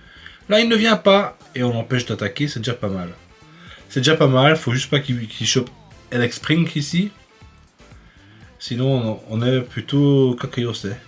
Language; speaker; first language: French; native; French